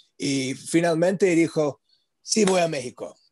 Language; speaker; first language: Spanish; non-native, learner; English